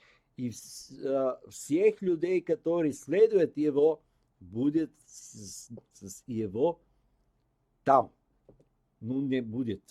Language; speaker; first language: Russian; non-native, learner; Bulgarian